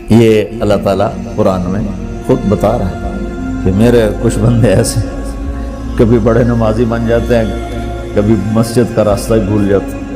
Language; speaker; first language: Urdu; non-native, local second language; Punjabi